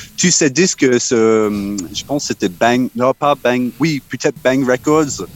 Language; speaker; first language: French; non-native, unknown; English